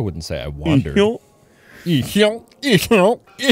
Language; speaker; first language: English; native; English